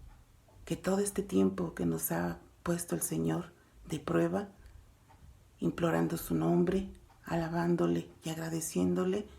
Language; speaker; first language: Spanish; native; Spanish